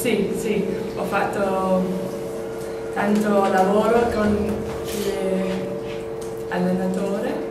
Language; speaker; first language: Italian; non-native, learner; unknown